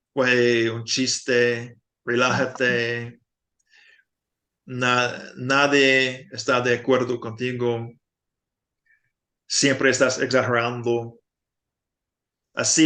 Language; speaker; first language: Spanish; non-native, fluent; English